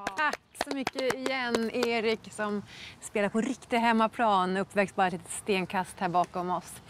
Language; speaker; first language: Swedish; native; Swedish